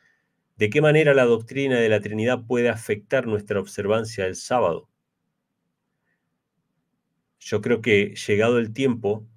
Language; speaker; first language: Spanish; native; Spanish